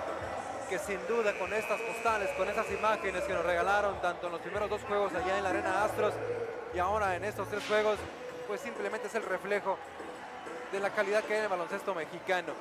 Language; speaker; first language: Spanish; native; Spanish